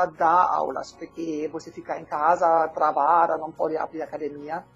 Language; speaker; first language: Portuguese; non-native, learner; German